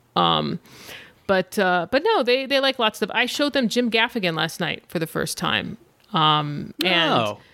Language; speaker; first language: English; native; English